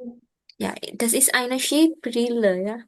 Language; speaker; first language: German; non-native, learner; Indonesian